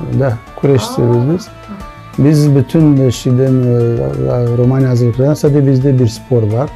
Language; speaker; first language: Turkish; non-native, learner; Crimean Tatar